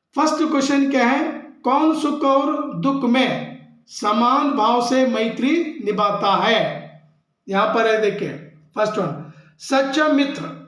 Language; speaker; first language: Hindi; non-native, local second language; Kannada